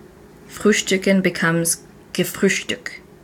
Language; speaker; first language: German; non-native, learner; English